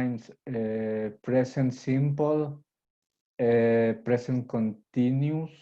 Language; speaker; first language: English; non-native, learner; Spanish